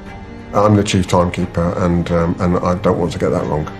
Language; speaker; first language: English; native; English